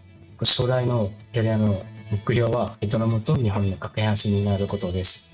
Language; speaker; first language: Japanese; non-native, fluent; Vietnamese